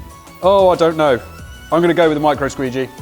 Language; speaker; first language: English; native; English